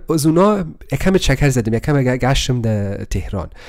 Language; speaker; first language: Persian; early bilingual, heritage; Persian